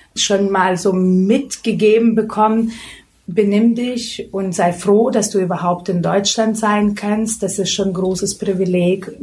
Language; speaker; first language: German; non-native, fluent; Lithuanian